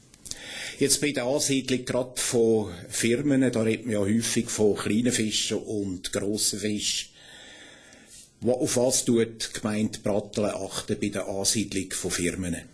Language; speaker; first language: German; native; German